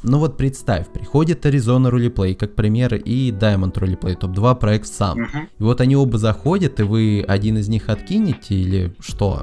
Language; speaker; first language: Russian; native; Russian